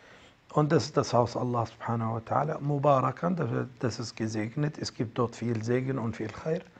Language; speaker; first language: German; non-native, fluent; Arabic